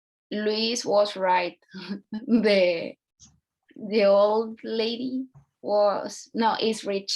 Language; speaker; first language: English; non-native, learner; Spanish